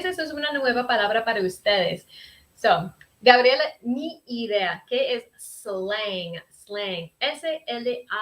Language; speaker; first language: Spanish; early bilingual, heritage; Spanish